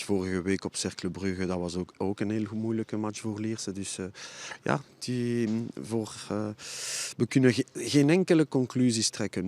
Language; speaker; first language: Dutch; non-native, fluent; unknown